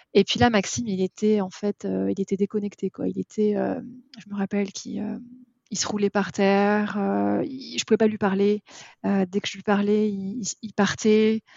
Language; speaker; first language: French; native; French